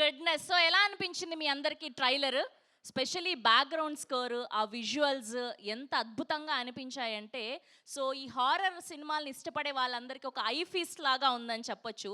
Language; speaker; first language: Telugu; native; Telugu